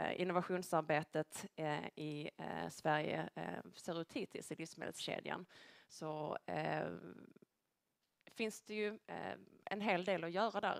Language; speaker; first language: Swedish; native; Swedish